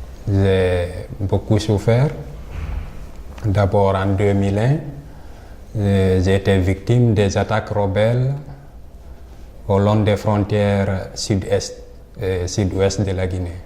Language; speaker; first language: French; non-native, local second language; Fula